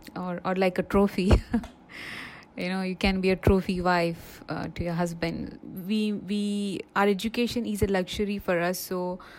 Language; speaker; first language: English; non-native, local second language; Telugu